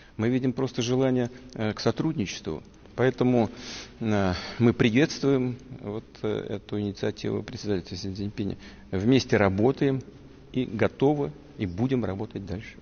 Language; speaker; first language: Russian; native; Russian